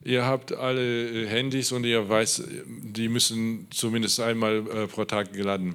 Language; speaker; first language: German; non-native, learner; Polish